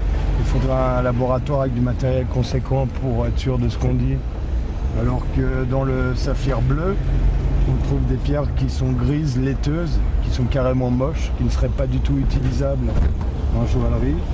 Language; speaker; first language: French; native; French